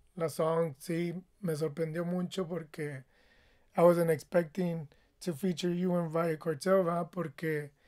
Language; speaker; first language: English; early bilingual, other home language; Spanish